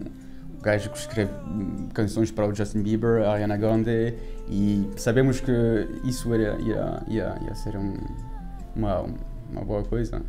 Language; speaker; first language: Portuguese; early bilingual, heritage; French